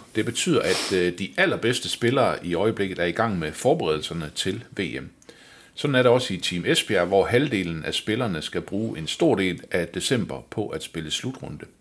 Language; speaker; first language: Danish; native; Danish